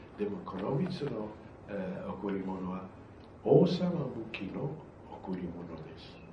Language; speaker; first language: Japanese; non-native, fluent; Spanish